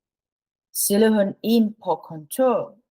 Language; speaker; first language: Danish; non-native, learner; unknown